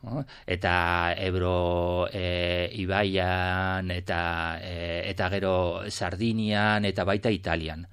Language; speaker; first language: Basque; non-native, local second language; Spanish